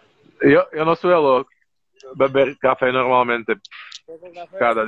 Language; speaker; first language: Spanish; non-native, learner; Slovak